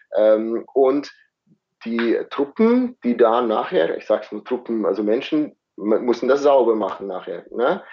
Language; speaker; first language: German; non-native, fluent; Afrikaans